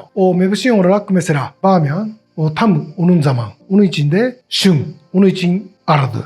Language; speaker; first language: Turkish; non-native, learner; Japanese